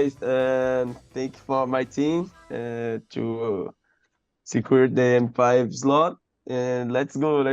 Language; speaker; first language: English; non-native, learner; Portuguese